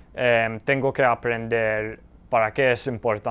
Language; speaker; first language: Spanish; early bilingual, heritage; Spanish